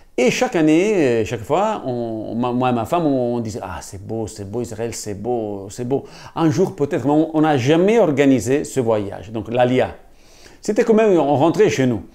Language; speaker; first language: French; non-native, fluent; Italian